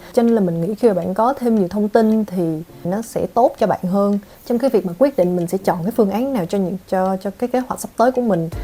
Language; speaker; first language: Vietnamese; native; Vietnamese